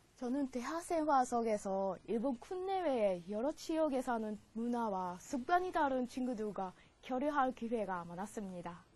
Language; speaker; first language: Korean; non-native, learner; Japanese